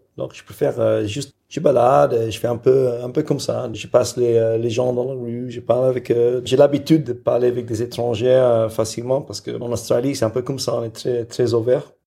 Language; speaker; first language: French; non-native, fluent; English